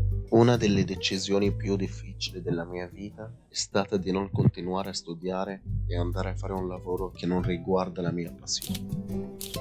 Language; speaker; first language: Italian; non-native, fluent; Arabic